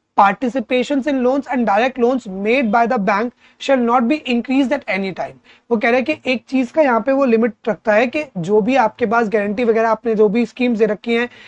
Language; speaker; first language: Hindi; native; Hindi